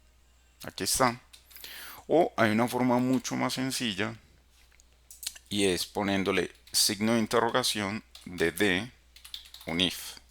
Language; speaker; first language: Spanish; native; Spanish